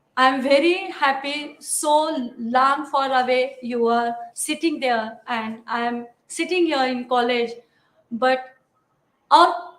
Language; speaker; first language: English; non-native, local second language; Marathi